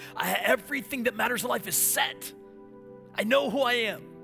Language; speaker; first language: English; native; English